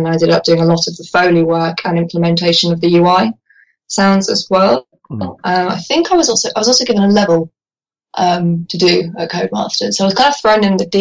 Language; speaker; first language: English; native; English